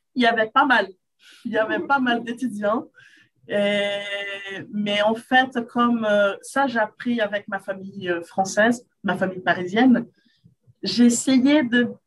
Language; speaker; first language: French; non-native, fluent; Portuguese